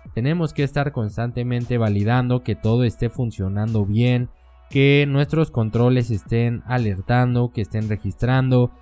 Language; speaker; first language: Spanish; native; Spanish